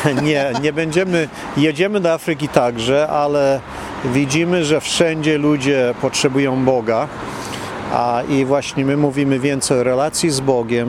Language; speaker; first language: Polish; early bilingual, heritage; Polish